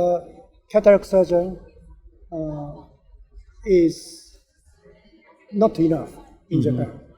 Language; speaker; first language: English; non-native, learner; Japanese